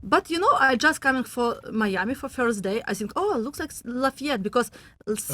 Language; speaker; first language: English; non-native, learner; Russian